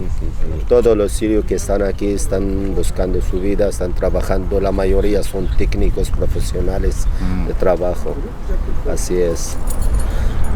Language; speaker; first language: Spanish; non-native, learner; Arabic